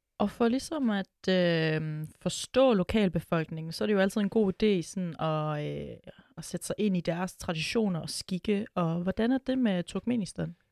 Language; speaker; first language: Danish; native; Danish